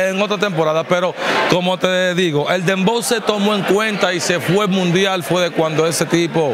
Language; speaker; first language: Spanish; native; Spanish